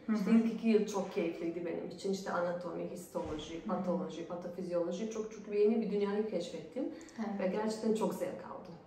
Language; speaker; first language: Turkish; non-native, fluent; Bosnian